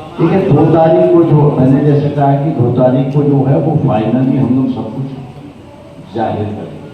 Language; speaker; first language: Hindi; non-native, local second language; Marathi